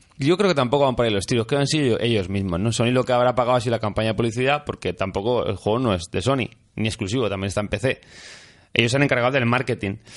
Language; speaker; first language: Spanish; native; Spanish